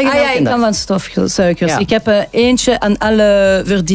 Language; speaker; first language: Dutch; non-native, local second language; French